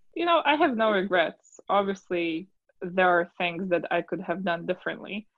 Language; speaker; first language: English; non-native, fluent; Polish